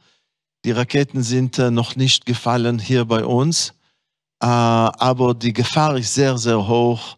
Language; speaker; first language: German; non-native, fluent; Hebrew